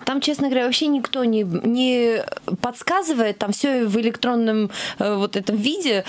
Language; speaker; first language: Russian; native; Russian